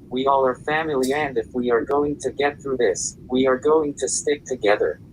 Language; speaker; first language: English; native; English